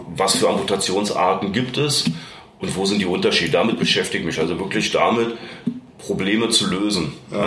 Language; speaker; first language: German; native; German